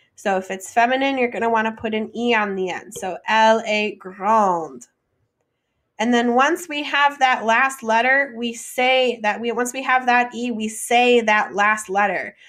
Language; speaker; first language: English; native; English